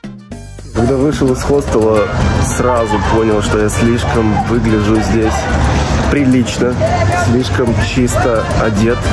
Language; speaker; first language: Russian; native; Russian